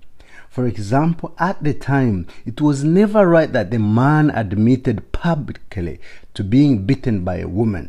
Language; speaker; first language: English; non-native, local second language; Nyankole